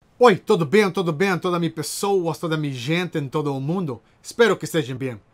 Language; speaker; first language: Portuguese; non-native, learner; Spanish